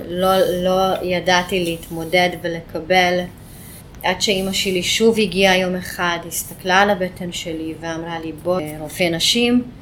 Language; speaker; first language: Hebrew; non-native, fluent; Hungarian